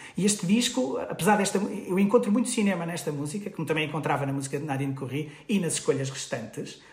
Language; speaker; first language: Portuguese; native; Portuguese